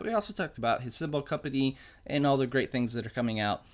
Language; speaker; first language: English; native; English